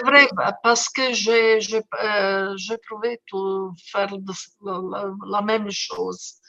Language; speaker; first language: French; non-native, learner; Italian